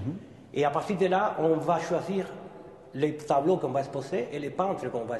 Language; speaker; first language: French; non-native, fluent; Spanish